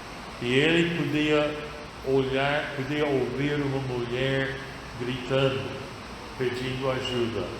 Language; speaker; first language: Portuguese; non-native, fluent; English